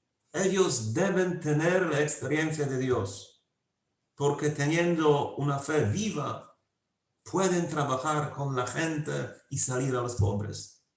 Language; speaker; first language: Spanish; non-native, fluent; Polish